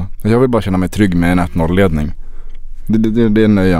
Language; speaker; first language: Swedish; native; Swedish